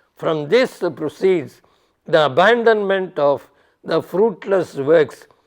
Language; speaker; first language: English; non-native, local second language; Tamil